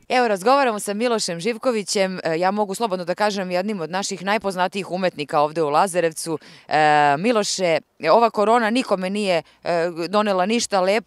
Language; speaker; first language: Serbian; native; Serbian